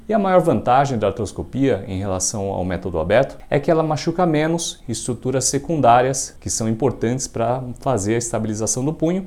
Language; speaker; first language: Portuguese; native; Portuguese